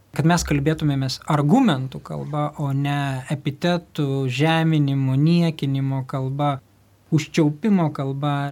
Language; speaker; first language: Lithuanian; native; Lithuanian